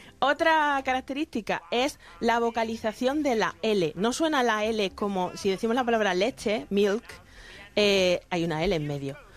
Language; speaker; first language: Spanish; native; Spanish